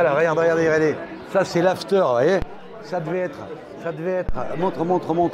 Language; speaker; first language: French; native; French